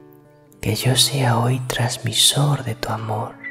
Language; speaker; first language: Spanish; native; Spanish